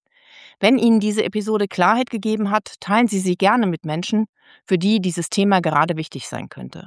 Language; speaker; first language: German; native; German